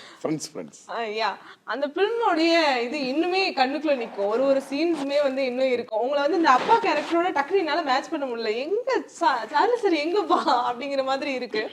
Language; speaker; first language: Tamil; native; Tamil